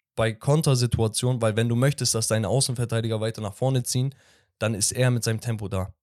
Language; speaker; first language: German; early bilingual, other home language; Turkish